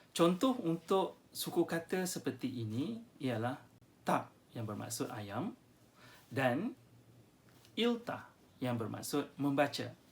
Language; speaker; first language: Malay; native; Malay